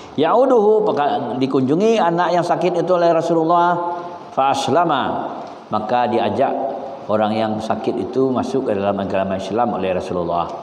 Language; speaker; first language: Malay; non-native, local second language; Minangkabau